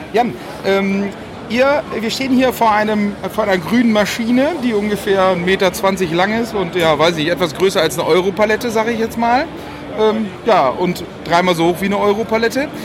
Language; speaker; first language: German; native; German